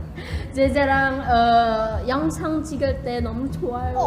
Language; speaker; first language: Korean; non-native, learner; Indonesian